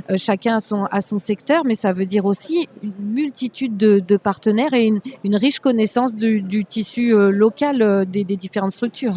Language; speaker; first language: French; native; French